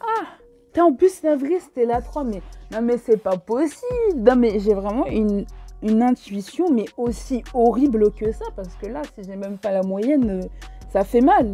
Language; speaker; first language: French; native; French